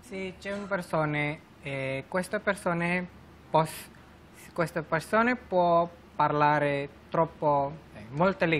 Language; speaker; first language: Italian; non-native, learner; Indonesian